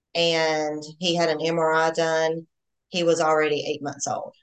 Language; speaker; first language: English; native; English